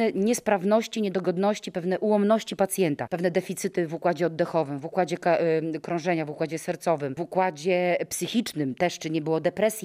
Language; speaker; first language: Polish; native; Polish